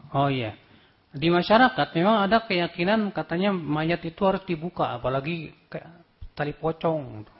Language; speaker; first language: Indonesian; native; Indonesian